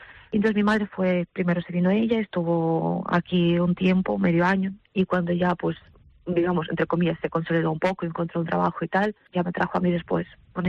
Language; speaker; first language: Spanish; non-native, fluent; Russian